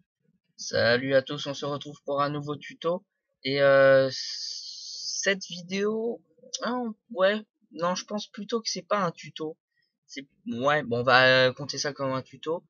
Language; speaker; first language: French; native; French